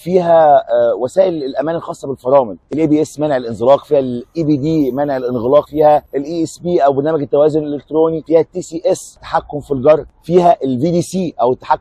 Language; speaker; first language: Arabic; native; Arabic